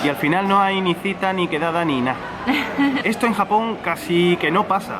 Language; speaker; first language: Spanish; native; Spanish